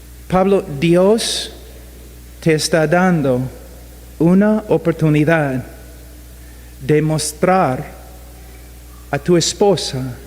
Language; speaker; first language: Spanish; non-native, fluent; English